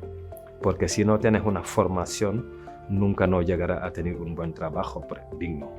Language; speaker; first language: Spanish; non-native, local second language; French